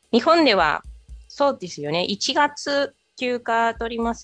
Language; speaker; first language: Japanese; non-native, fluent; Spanish